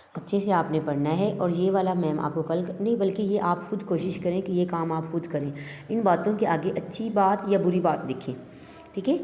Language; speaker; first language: Urdu; native; Urdu